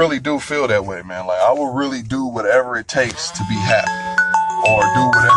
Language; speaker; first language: English; native; English